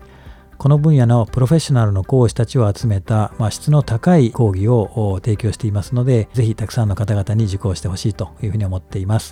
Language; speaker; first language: Japanese; native; Japanese